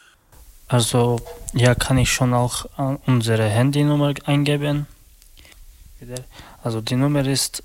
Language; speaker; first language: German; non-native, learner; Romany